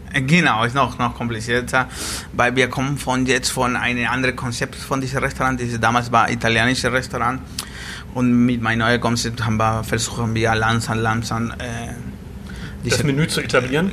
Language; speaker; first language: German; non-native, learner; Spanish